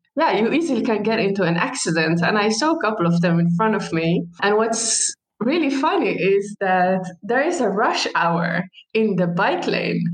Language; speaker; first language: English; non-native, fluent; Arabic